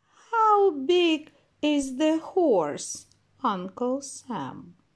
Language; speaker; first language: English; non-native, fluent; Ukrainian